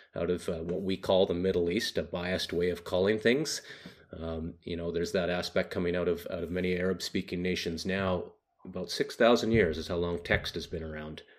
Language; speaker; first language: English; native; English